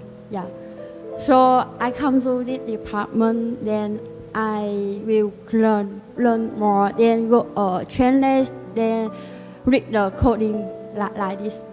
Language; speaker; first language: English; non-native, learner; Vietnamese